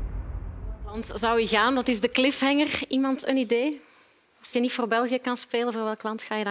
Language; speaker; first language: Dutch; native; Dutch